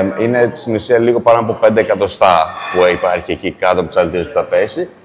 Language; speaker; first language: Greek; early bilingual, heritage; Greek